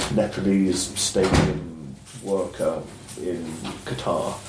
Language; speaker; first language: English; native; English